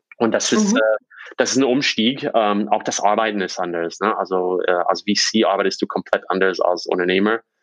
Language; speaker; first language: German; non-native, fluent; English